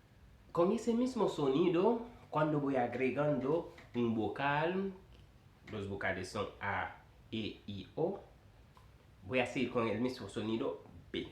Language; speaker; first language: Spanish; non-native, fluent; Haitian Creole